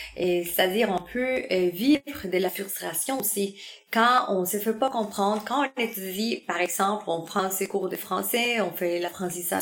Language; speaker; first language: French; non-native, fluent; Spanish